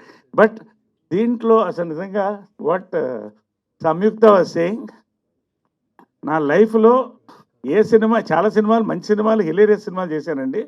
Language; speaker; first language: Telugu; native; Telugu